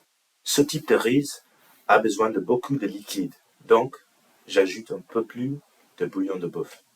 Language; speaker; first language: French; non-native, learner; English